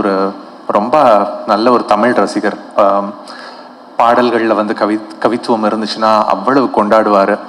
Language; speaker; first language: Tamil; native; Tamil